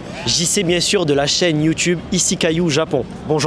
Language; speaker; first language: French; native; French